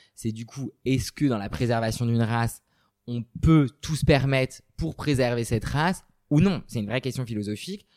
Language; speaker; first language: French; native; French